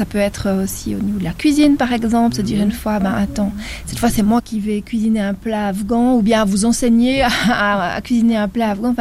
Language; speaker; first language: French; native; French